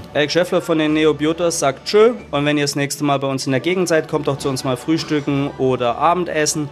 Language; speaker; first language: German; native; German